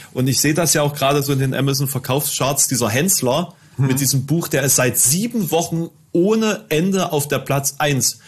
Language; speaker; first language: German; native; German